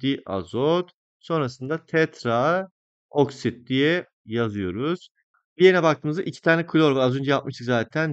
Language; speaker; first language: Turkish; native; Turkish